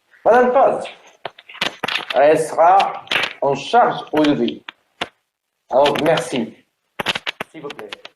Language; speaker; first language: French; non-native, learner; Japanese